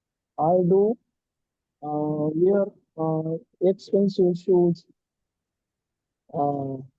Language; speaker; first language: English; non-native, learner; Marathi